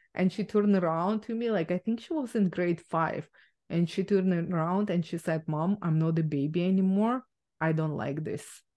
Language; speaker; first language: English; non-native, fluent; Ukrainian